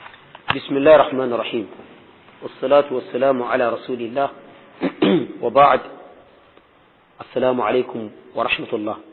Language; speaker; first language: Arabic; non-native, fluent; Yoruba